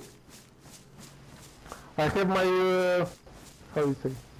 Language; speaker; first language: English; non-native, learner; Romanian